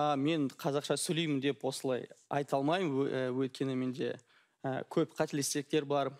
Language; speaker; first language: Kazakh; non-native, local second language; Russian